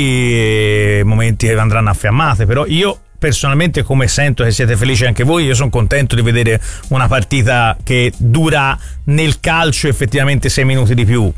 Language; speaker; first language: Italian; native; Italian